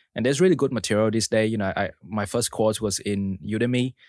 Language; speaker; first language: English; early bilingual, other home language; Vietnamese